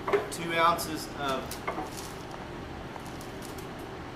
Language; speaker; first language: English; native; English